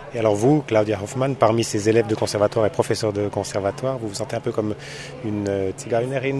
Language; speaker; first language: French; native; French